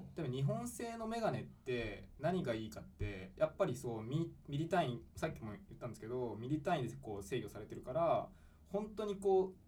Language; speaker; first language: Japanese; native; Japanese